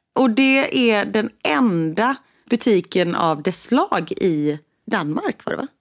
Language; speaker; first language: Swedish; native; Swedish